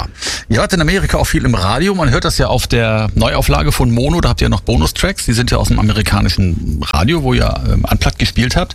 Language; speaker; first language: German; native; German